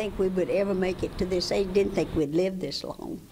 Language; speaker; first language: English; native; English